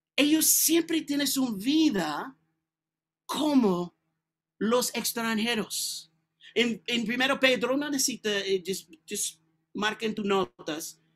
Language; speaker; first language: Spanish; non-native, learner; English